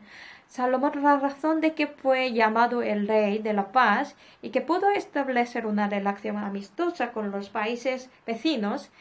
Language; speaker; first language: Spanish; non-native, fluent; Korean